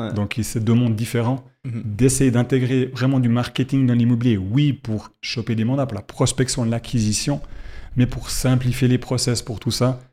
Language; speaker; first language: French; native; French